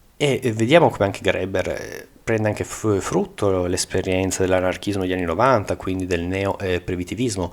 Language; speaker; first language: Italian; native; Italian